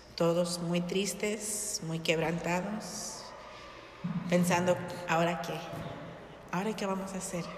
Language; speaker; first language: Spanish; early bilingual, heritage; Spanish